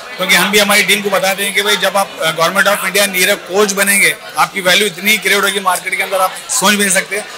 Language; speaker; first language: Hindi; non-native, local second language; Urdu